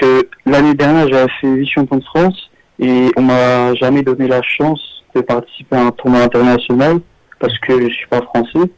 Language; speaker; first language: French; early bilingual, other home language; Armenian